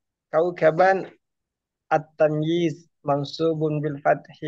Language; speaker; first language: Arabic; non-native, learner; Indonesian